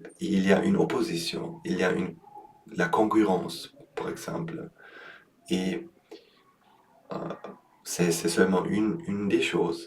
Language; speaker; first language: French; non-native, learner; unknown